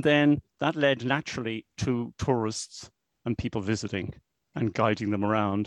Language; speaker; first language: English; native; English